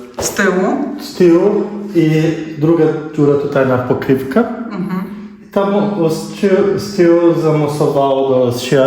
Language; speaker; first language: Polish; non-native, learner; Portuguese